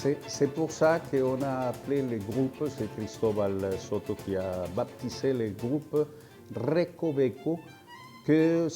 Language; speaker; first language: French; non-native, fluent; Spanish